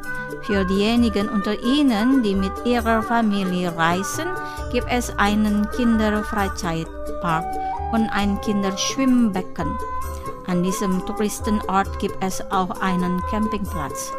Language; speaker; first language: German; non-native, fluent; Indonesian